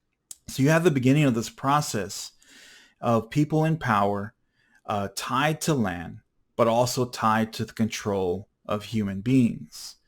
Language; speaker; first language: English; native; English